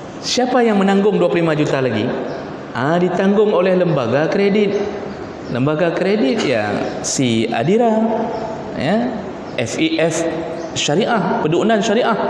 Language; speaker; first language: Malay; native; Malay